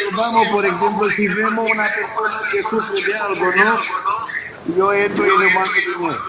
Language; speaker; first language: Spanish; non-native, learner; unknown